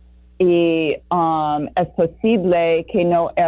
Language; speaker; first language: Spanish; non-native, fluent; English